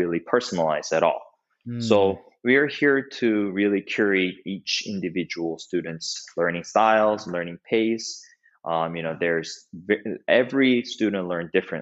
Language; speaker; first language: English; non-native, fluent; Korean